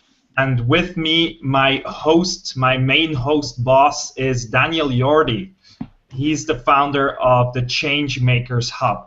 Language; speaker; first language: English; non-native, fluent; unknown